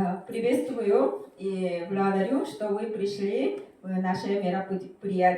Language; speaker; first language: Russian; non-native, fluent; Korean